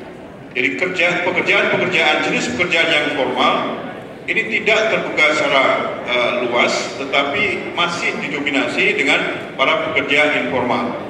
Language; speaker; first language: Indonesian; native; Indonesian